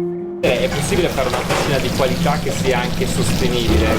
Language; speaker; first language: Italian; native; Italian